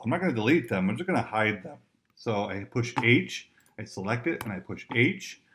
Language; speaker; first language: English; native; English